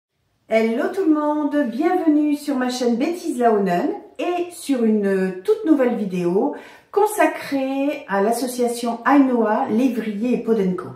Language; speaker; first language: French; native; French